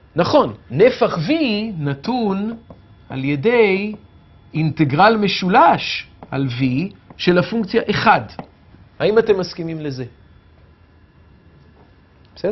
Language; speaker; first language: Hebrew; native; Hebrew